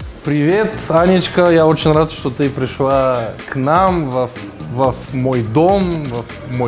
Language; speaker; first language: Russian; non-native, learner; Bulgarian